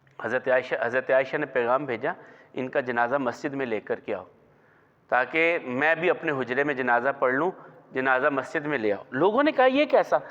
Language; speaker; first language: Urdu; non-native, local second language; Punjabi